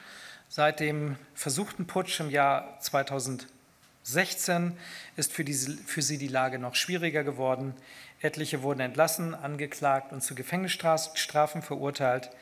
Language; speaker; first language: German; native; German